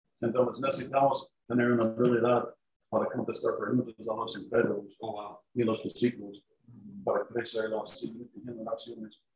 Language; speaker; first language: Spanish; non-native, learner; English